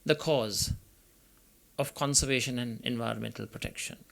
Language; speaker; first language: English; non-native, local second language; Sinhala